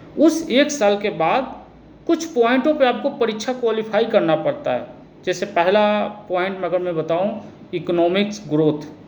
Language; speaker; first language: Hindi; native; Hindi